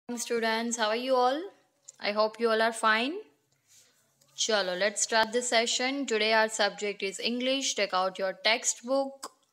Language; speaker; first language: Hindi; non-native, local second language; Gujarati